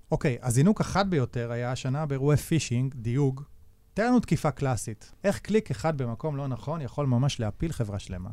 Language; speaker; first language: Hebrew; native; Hebrew